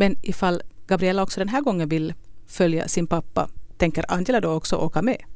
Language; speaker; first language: Swedish; native; Swedish